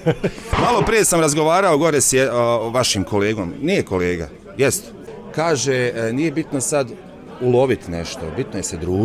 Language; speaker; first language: Croatian; native; Croatian